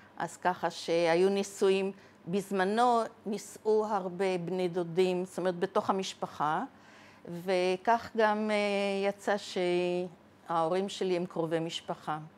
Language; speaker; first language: Hebrew; early bilingual, other home language; Arabic